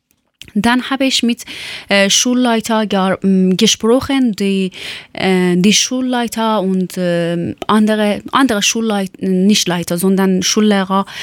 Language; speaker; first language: German; non-native, fluent; Persian